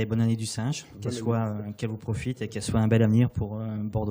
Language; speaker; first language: French; native; French